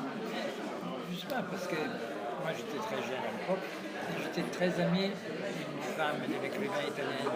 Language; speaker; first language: French; non-native, fluent; Italian